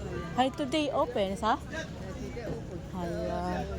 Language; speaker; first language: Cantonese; non-native, learner; Filipino